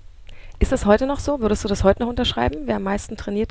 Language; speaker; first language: German; native; German